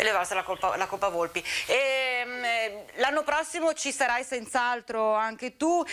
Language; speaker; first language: Italian; native; Italian